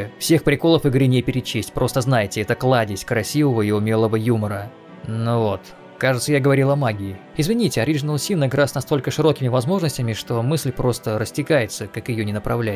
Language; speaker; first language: Russian; native; Russian